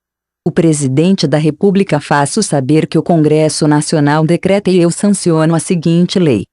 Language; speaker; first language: Portuguese; native; Portuguese